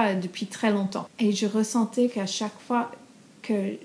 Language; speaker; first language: French; non-native, fluent; English